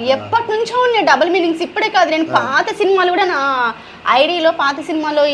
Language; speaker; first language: Telugu; non-native, local second language; Hindi